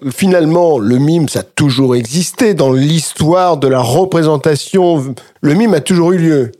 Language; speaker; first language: French; native; French